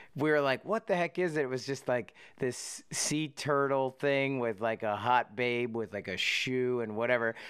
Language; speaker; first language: English; native; English